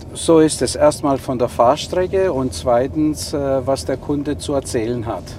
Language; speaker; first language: German; non-native, fluent; Greek